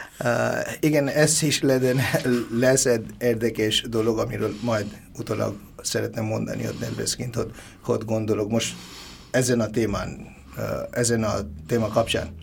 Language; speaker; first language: Hungarian; non-native, learner; Bangla